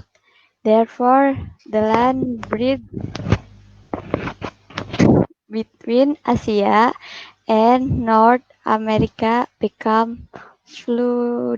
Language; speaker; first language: English; non-native, learner; Indonesian